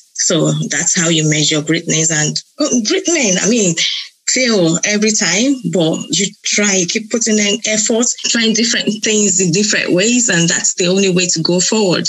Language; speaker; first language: English; non-native, local second language; Yoruba